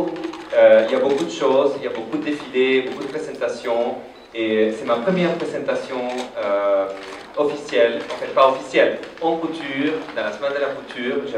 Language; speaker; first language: French; non-native, fluent; Spanish